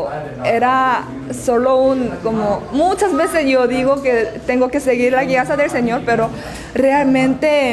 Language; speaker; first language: Spanish; non-native, learner; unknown